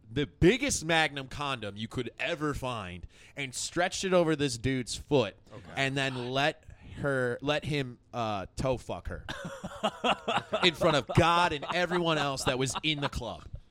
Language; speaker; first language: English; native; English